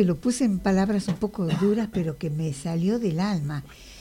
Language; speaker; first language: Spanish; native; Spanish